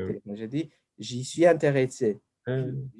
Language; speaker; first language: French; non-native, fluent; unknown